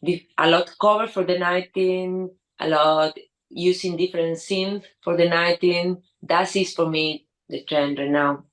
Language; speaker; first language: English; non-native, learner; Spanish